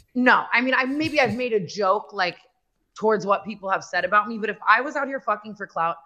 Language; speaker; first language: English; native; English